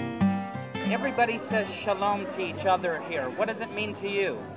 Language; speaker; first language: English; native; English